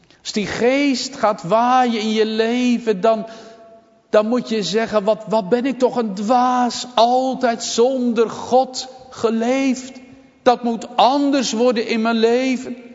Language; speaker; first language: Dutch; native; Dutch